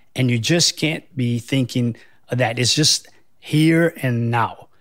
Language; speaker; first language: English; non-native, fluent; Portuguese